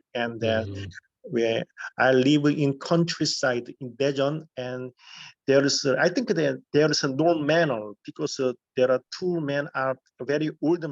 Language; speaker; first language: English; non-native, learner; Korean